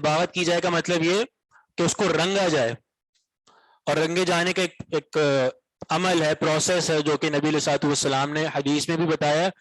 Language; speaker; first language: Urdu; native; Urdu